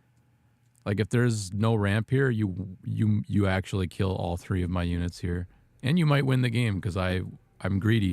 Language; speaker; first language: English; native; English